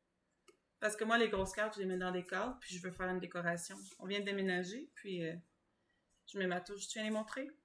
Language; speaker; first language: French; native; French